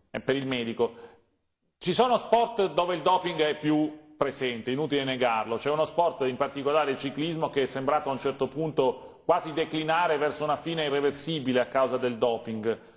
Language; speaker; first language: Italian; native; Italian